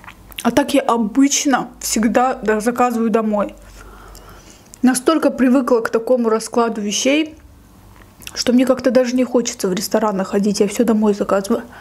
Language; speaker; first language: Russian; native; Russian